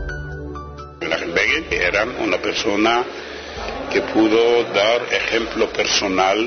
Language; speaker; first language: Spanish; non-native, fluent; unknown